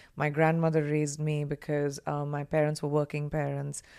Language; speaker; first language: English; non-native, local second language; Hindi